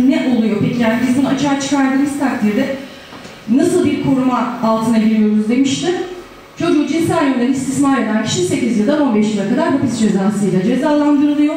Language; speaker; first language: Turkish; native; Turkish